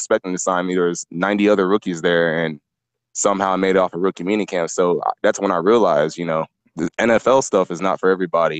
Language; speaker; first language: English; native; English